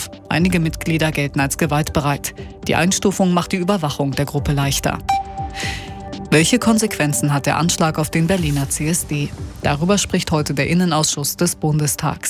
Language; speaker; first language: German; native; German